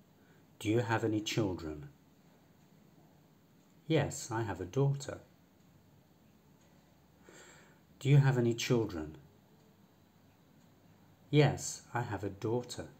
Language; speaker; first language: English; non-native, fluent; Polish